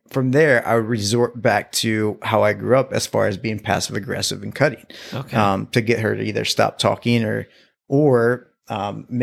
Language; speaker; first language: English; native; English